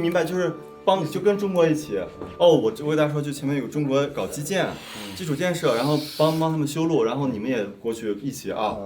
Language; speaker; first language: Chinese; native; Chinese